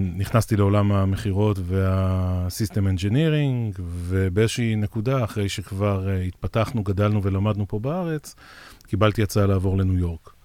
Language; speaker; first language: Hebrew; native; Hebrew